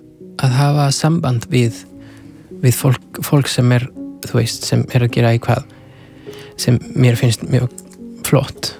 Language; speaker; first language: Icelandic; non-native, fluent; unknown